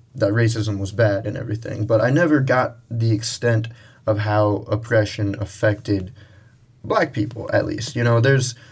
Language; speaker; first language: English; native; English